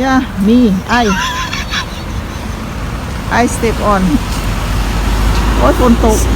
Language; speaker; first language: English; non-native, learner; Thai